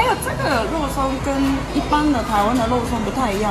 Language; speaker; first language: Chinese; non-native, learner; Japanese